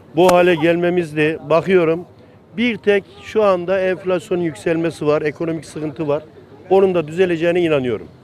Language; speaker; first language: Turkish; native; Turkish